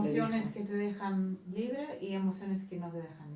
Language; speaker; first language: Spanish; non-native, fluent; Swedish